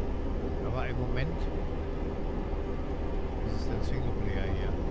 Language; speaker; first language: German; native; German